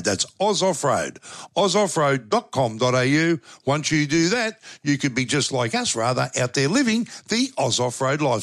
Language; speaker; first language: English; native; English